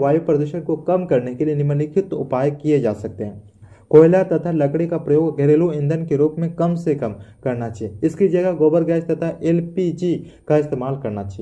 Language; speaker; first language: Hindi; native; Hindi